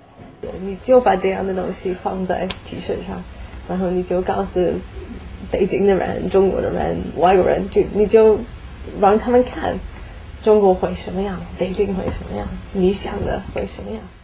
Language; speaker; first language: Chinese; non-native, fluent; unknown